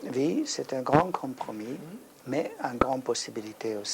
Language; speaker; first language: French; non-native, learner; Hungarian